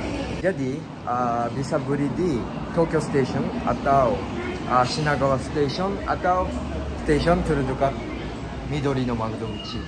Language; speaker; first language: Indonesian; non-native, fluent; Japanese